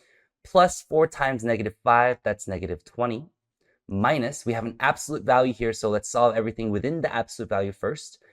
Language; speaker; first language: English; native; English